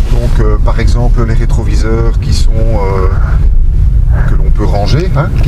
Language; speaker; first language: French; native; French